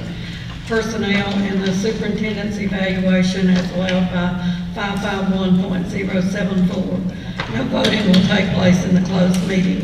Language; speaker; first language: English; native; English